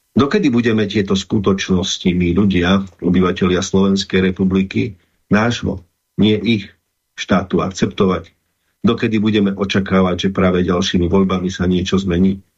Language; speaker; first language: Slovak; native; Slovak